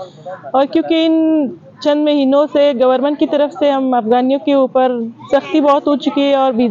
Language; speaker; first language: Hindi; non-native, fluent; Persian